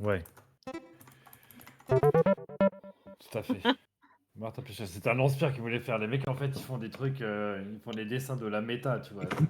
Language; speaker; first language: French; native; French